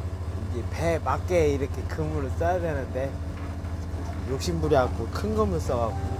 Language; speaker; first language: Korean; native; Korean